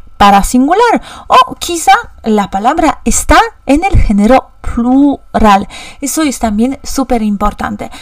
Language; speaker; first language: Spanish; non-native, fluent; Polish